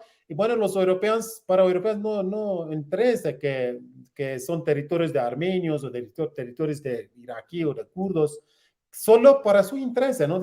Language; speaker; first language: Spanish; non-native, learner; Kurdish